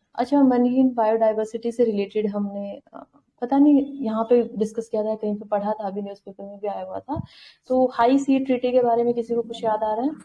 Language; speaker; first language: Hindi; native; Hindi